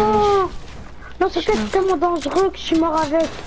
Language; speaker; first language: French; native; French